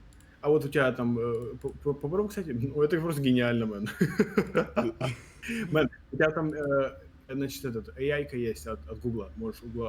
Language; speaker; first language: Russian; native; Russian